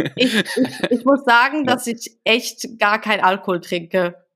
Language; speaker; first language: German; native; German